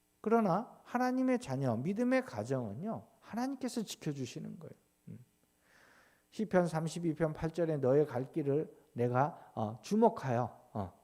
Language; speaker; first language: Korean; native; Korean